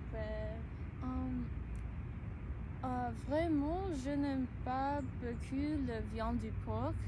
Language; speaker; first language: French; non-native, learner; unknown